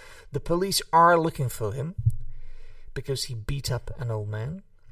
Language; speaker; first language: English; non-native, fluent; Hungarian